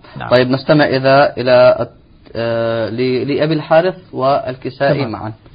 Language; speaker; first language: Arabic; native; Arabic